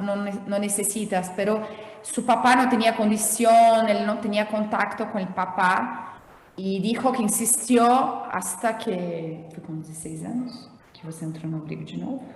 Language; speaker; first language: Spanish; non-native, fluent; Portuguese